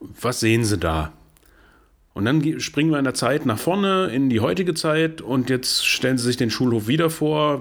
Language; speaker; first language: German; native; German